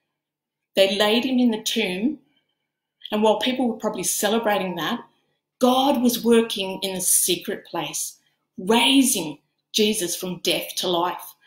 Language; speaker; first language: English; native; English